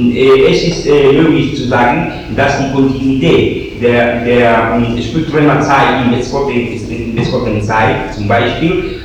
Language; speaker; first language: German; non-native, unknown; Spanish